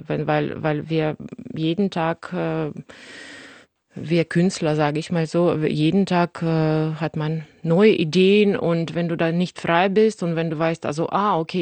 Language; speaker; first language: German; non-native, fluent; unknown